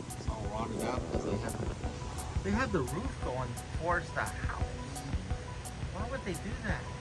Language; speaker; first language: English; native; English